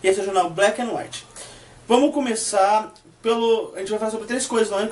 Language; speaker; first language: Portuguese; native; Portuguese